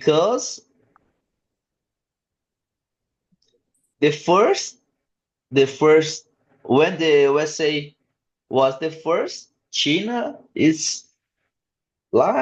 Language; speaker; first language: English; non-native, learner; Portuguese